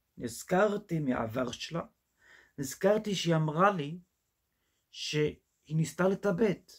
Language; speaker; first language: Hebrew; non-native, fluent; English